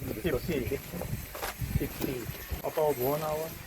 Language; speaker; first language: English; non-native, learner; Korean